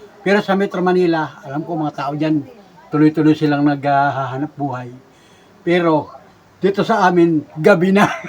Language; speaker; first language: Filipino; native; Filipino